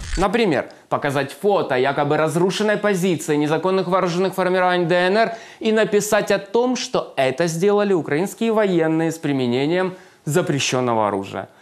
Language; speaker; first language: Russian; native; Russian